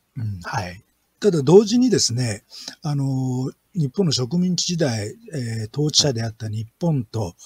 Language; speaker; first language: Japanese; native; Japanese